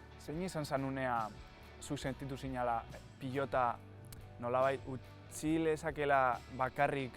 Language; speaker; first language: Basque; native; Basque